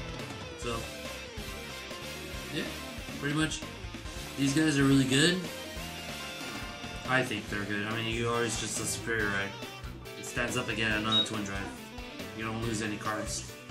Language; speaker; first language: English; native; English